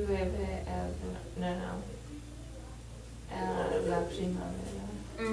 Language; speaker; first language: Spanish; non-native, learner; English